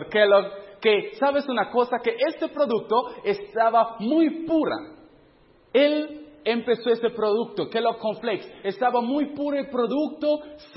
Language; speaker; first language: Spanish; non-native, fluent; English